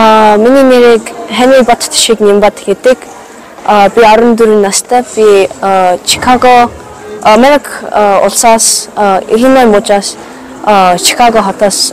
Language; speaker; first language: Mongolian; early bilingual, heritage; Mongolian